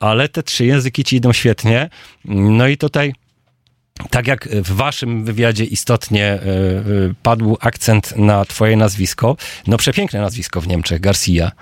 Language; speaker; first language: Polish; native; Polish